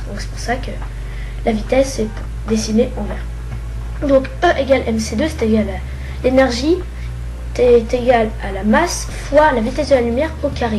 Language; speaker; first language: French; native; French